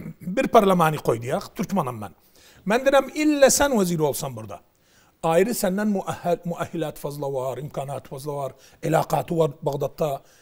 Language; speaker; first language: Turkish; native; Turkish